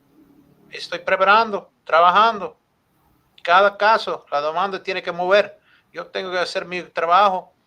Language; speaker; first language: Spanish; non-native, fluent; Italian